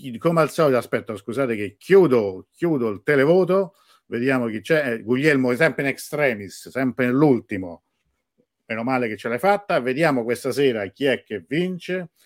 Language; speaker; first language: Italian; native; Italian